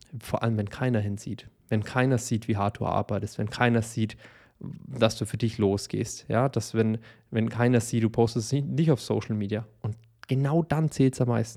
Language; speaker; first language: German; native; German